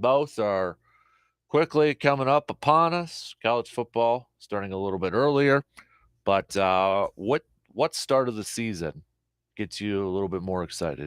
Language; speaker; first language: English; native; English